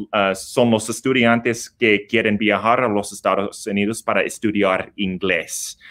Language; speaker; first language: Spanish; non-native, learner; English